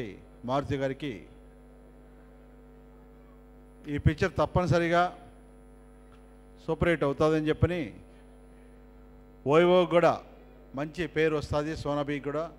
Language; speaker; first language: Telugu; native; Telugu